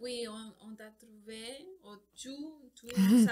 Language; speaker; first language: French; non-native, learner; Spanish